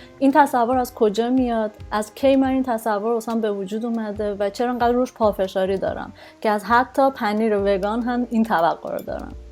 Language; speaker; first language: Persian; native; Persian